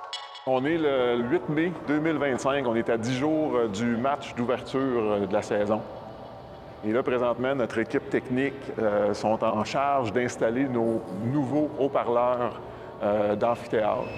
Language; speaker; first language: French; native; French